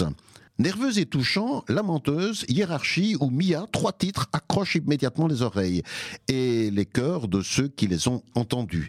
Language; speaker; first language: French; native; French